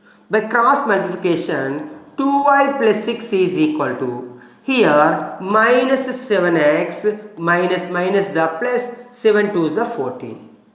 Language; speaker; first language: English; non-native, local second language; Telugu